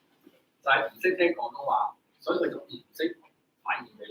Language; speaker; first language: Chinese; native; Chinese